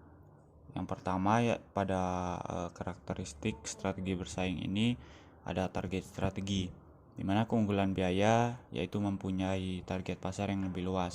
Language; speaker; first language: Indonesian; native; Indonesian